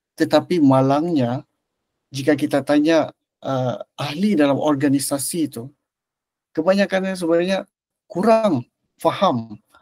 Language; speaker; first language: Malay; native; Malay